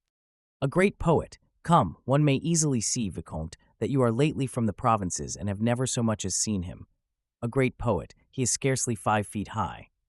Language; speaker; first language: English; native; English